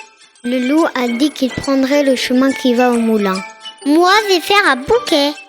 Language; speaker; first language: French; native; French